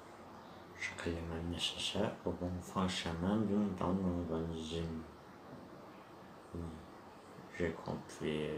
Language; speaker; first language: French; non-native, learner; Turkish